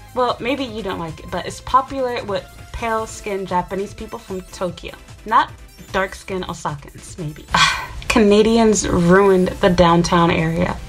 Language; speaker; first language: English; native; English